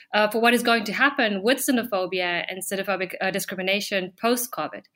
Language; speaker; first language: English; non-native, fluent; German